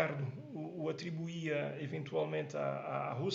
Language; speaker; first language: Spanish; non-native, fluent; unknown